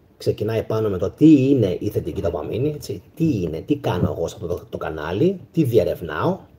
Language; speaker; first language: Greek; native; Greek